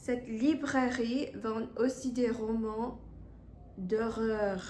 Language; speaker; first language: French; non-native, fluent; English